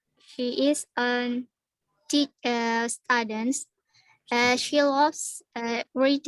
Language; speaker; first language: English; non-native, learner; Indonesian